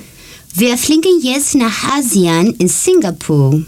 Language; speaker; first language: German; non-native, learner; Greek